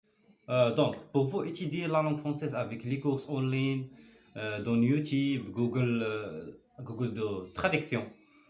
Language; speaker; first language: French; non-native, learner; Arabic